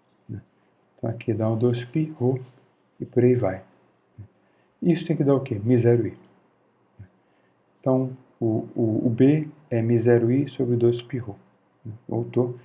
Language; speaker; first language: Portuguese; native; Portuguese